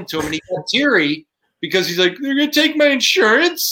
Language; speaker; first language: English; native; English